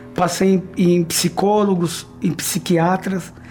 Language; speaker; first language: Portuguese; native; Portuguese